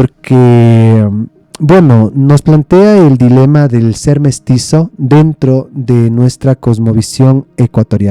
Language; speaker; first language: Spanish; native; Spanish